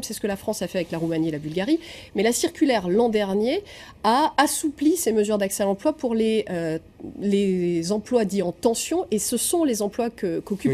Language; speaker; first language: French; native; French